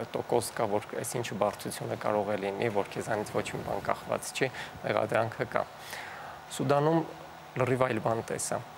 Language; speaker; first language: Armenian; native; Armenian